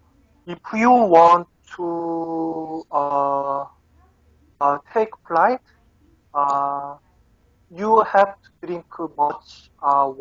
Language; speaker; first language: English; non-native, learner; Korean